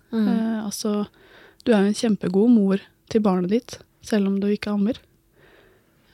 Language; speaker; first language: Norwegian; native; Norwegian